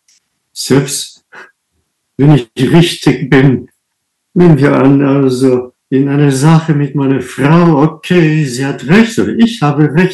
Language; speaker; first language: German; non-native, fluent; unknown